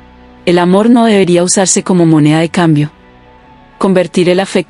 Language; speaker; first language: Spanish; native; Spanish